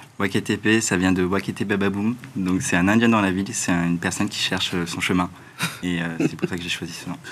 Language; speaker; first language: French; native; French